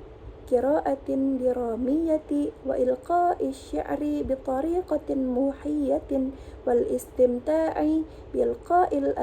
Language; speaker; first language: Arabic; non-native, learner; Indonesian